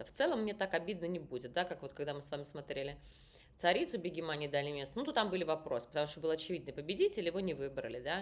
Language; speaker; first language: Russian; native; Russian